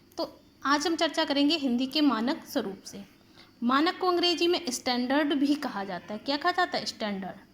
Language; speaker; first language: Hindi; native; Hindi